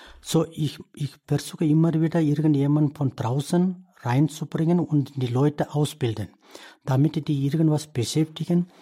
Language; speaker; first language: German; non-native, learner; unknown